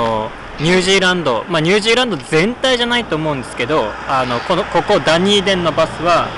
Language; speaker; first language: Japanese; native; Japanese